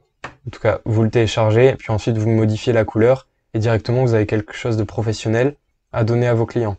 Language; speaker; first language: French; native; French